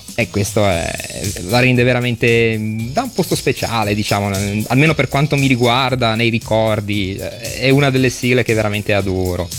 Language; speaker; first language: Italian; native; Italian